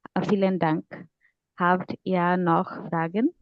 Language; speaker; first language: German; non-native, learner; Bangla